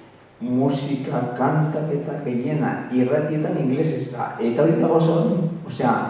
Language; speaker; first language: Basque; non-native, local second language; Spanish